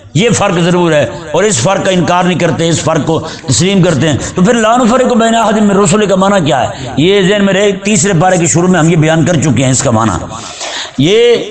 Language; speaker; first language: Urdu; non-native, local second language; Punjabi